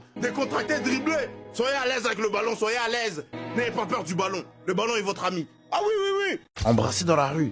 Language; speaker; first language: French; native; French